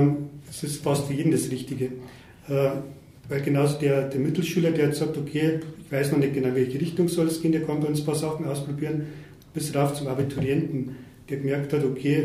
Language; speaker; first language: German; native; German